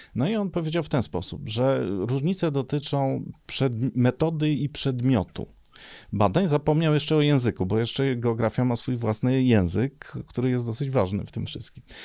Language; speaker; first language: Polish; native; Polish